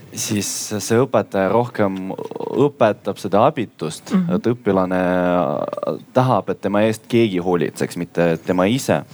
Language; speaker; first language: Estonian; non-native, local second language; Russian